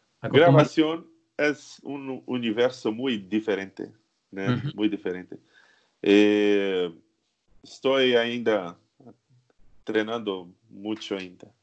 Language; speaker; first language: Spanish; non-native, learner; Portuguese